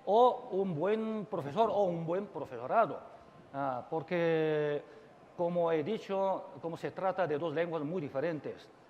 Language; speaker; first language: Spanish; non-native, fluent; Chinese